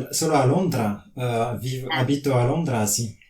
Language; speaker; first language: Italian; non-native, learner; French